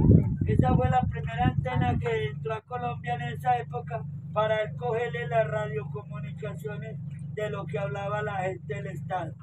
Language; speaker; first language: Spanish; native; Spanish